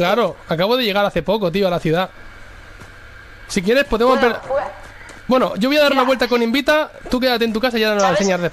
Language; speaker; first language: Spanish; native; Spanish